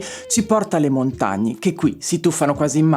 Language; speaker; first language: Italian; native; Italian